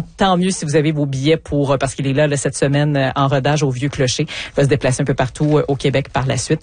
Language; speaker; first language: French; native; French